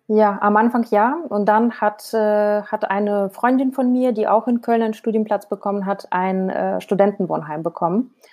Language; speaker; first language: German; non-native, fluent; Russian